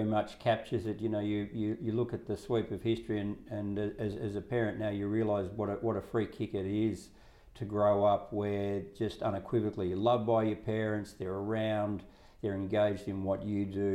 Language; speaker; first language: English; native; English